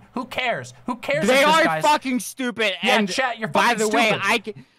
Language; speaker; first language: English; native; English